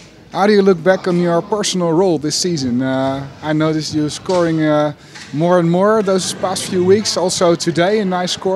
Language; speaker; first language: English; non-native, fluent; Dutch